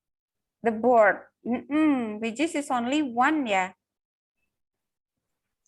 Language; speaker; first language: English; non-native, local second language; Indonesian